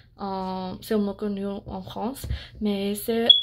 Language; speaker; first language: French; non-native, learner; English